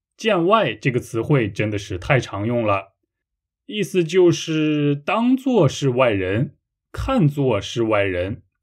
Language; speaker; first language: Chinese; native; Chinese